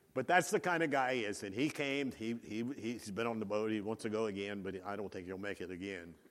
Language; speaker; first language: English; native; English